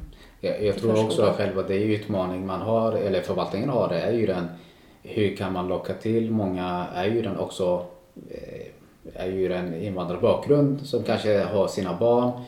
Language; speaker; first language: Swedish; non-native, local second language; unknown